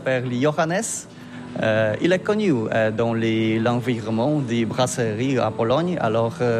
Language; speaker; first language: French; non-native, learner; Polish